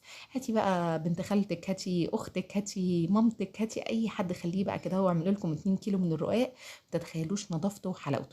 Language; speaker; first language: Arabic; native; Arabic